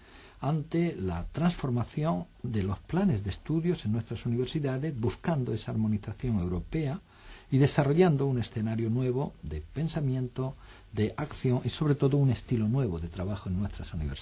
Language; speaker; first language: Spanish; native; Spanish